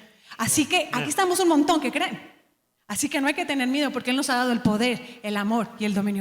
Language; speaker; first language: Spanish; native; Spanish